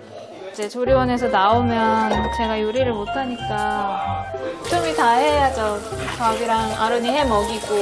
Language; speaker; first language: Korean; native; Korean